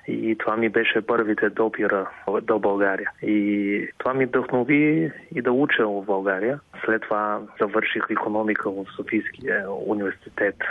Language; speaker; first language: Bulgarian; non-native, fluent; Chinese